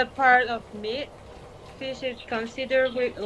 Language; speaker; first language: English; non-native, fluent; Malagasy